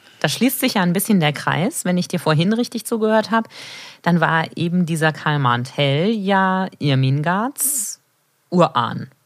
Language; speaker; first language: German; native; German